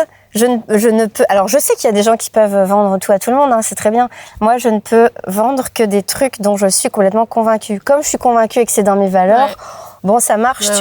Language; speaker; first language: French; native; French